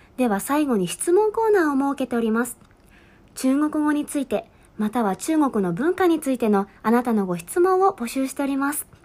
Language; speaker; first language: Japanese; native; Japanese